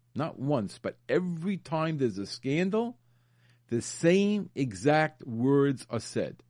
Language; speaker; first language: English; native; English